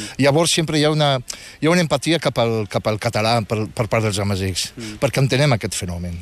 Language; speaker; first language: Catalan; non-native, fluent; Riffian